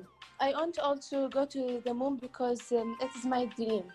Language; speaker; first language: English; non-native, learner; Arabic